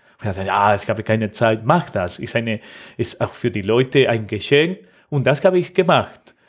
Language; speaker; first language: German; non-native, fluent; Spanish